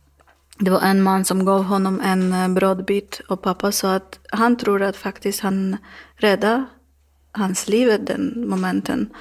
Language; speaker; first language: Swedish; non-native, learner; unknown